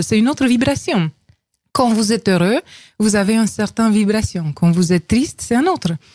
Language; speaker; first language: French; non-native, fluent; Romanian